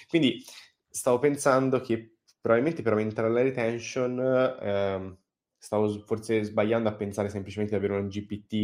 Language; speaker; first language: Italian; native; Italian